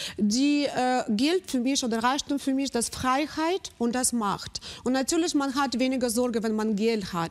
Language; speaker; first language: German; non-native, fluent; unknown